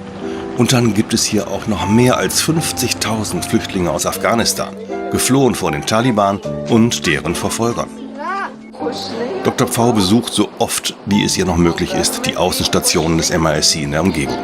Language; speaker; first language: German; native; German